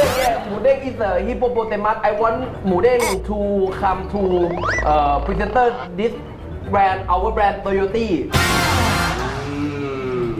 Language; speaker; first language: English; non-native, learner; Thai